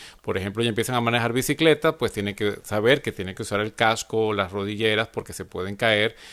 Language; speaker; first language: Spanish; native; Spanish